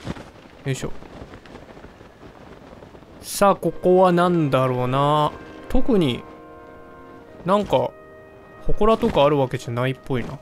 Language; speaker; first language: Japanese; native; Japanese